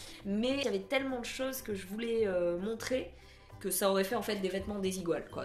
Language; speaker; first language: French; native; French